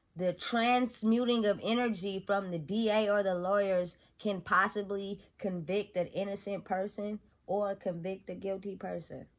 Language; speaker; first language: English; native; English